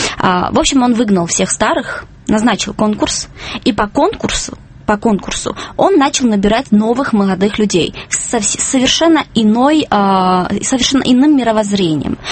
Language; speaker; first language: Russian; non-native, local second language; Georgian